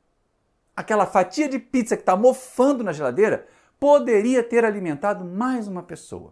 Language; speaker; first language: Portuguese; native; Portuguese